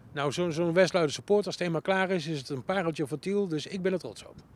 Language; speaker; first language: Dutch; native; Dutch